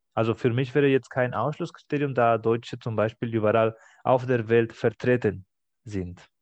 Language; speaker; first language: German; non-native, fluent; Spanish